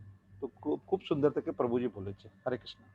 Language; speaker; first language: Bangla; non-native, learner; Hindi